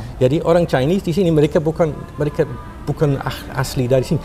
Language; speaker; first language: Indonesian; non-native, fluent; Dutch